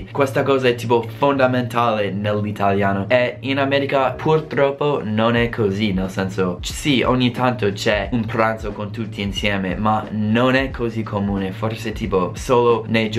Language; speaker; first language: Italian; non-native, fluent; English